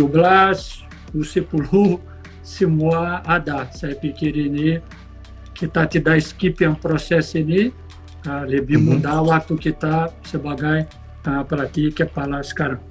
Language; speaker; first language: Indonesian; non-native, fluent; Portuguese